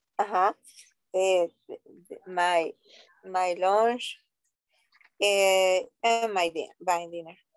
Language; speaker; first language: English; non-native, learner; Spanish